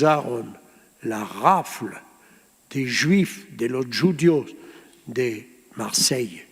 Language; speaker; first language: Spanish; early bilingual, heritage; Ladino